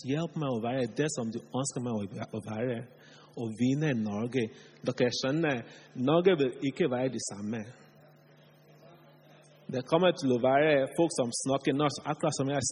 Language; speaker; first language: Norwegian; non-native, fluent; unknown